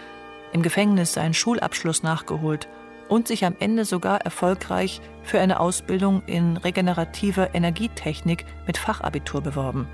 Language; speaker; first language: German; native; German